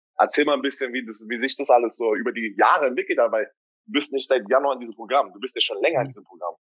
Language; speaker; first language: German; native; German